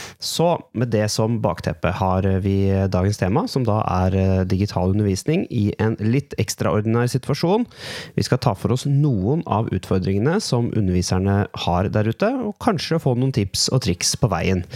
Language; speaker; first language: Norwegian; native; Norwegian